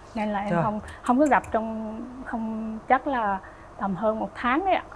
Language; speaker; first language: Vietnamese; native; Vietnamese